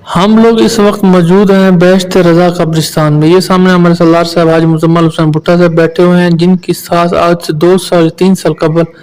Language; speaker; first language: Urdu; native; Urdu